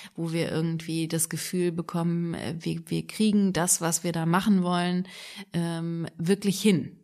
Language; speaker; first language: German; native; German